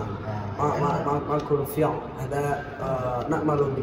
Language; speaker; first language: Arabic; non-native, learner; Indonesian